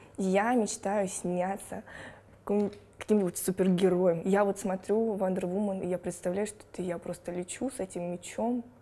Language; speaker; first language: Russian; native; Russian